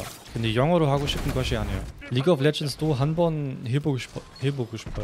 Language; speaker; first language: Korean; non-native, fluent; German